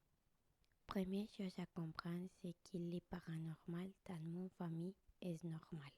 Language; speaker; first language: French; non-native, learner; Spanish